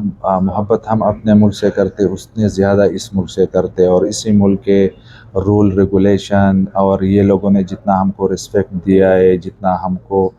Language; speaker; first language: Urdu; non-native, local second language; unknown